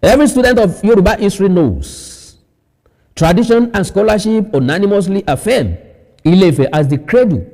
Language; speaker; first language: English; non-native, local second language; Yoruba